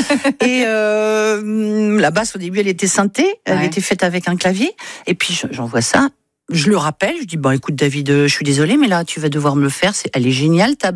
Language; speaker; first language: French; native; French